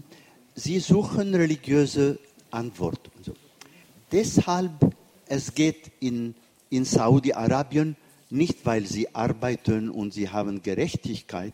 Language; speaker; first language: German; non-native, fluent; Arabic